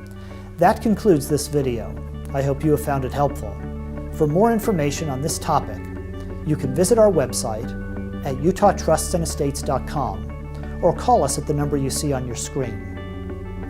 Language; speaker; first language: English; native; English